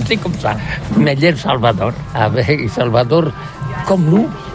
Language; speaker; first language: French; non-native, learner; Catalan